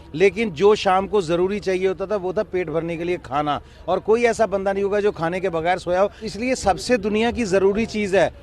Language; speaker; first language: Hindi; non-native, local second language; Punjabi